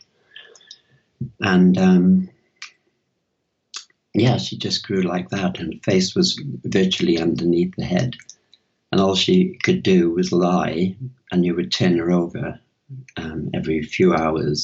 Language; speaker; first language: English; native; English